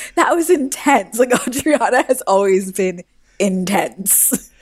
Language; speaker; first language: English; native; English